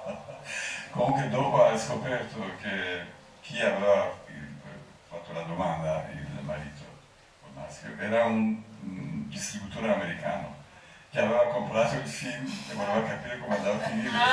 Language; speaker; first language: Italian; non-native, fluent; Persian